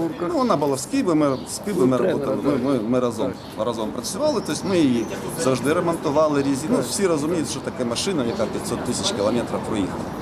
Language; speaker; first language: Ukrainian; native; Ukrainian